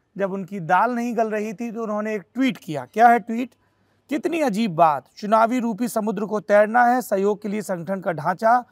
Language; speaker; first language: Hindi; native; Hindi